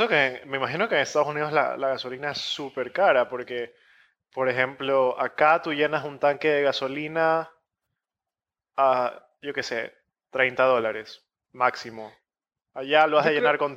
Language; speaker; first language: Spanish; native; Spanish